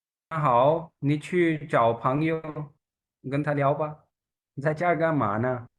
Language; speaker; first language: Chinese; non-native, learner; Urdu